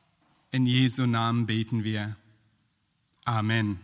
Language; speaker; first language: German; non-native, fluent; Persian